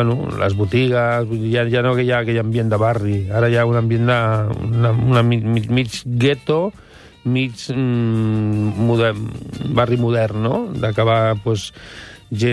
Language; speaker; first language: Catalan; native; Catalan